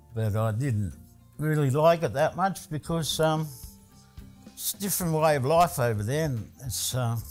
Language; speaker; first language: English; early bilingual, other home language; Italian